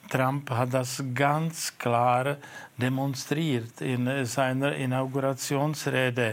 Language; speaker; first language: German; non-native, fluent; Czech